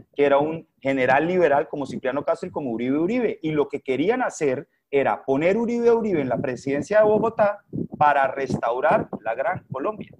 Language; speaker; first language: Spanish; native; Spanish